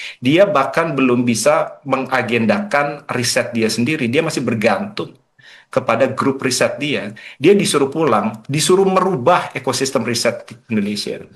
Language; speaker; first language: Indonesian; native; Indonesian